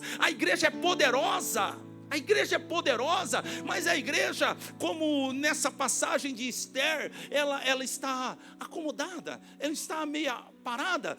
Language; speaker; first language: Portuguese; native; Portuguese